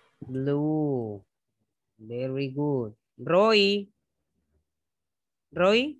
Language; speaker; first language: English; non-native, fluent; Spanish